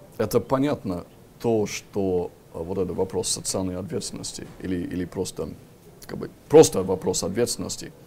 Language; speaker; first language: Russian; non-native, fluent; English